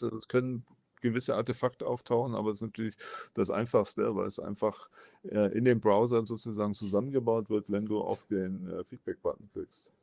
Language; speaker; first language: German; native; German